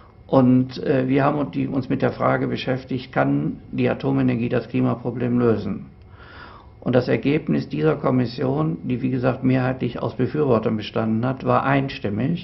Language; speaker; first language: German; native; German